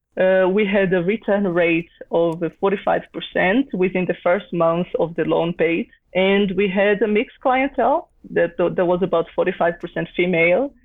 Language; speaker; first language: English; non-native, fluent; Portuguese